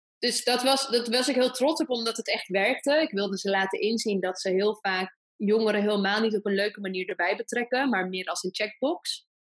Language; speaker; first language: Dutch; early bilingual, other home language; Persian